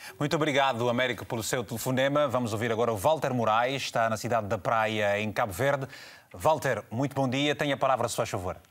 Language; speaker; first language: Portuguese; native; Portuguese